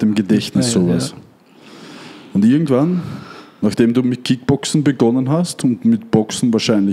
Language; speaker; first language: German; native; German